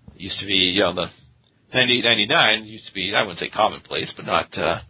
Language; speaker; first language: English; native; English